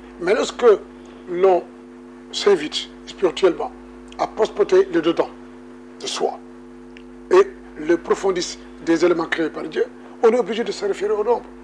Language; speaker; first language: French; non-native, local second language; Wolof